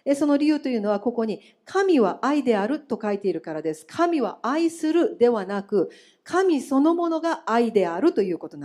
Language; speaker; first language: Japanese; native; Japanese